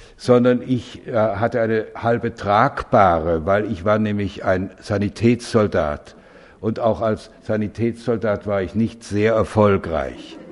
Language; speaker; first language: German; native; German